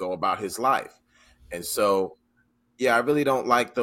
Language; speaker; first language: English; native; English